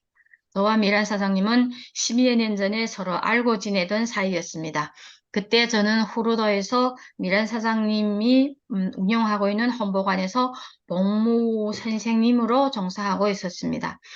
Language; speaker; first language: Korean; early bilingual, heritage; Korean